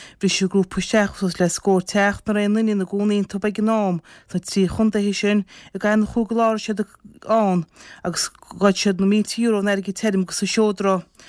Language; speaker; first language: Irish; native; Irish